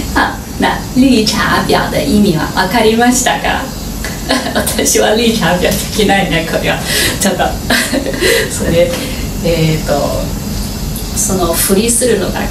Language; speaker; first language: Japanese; non-native, fluent; Chinese